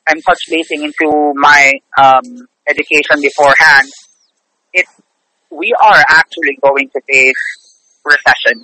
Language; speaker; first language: English; non-native, local second language; Filipino